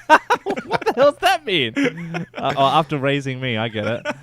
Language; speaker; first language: English; native; English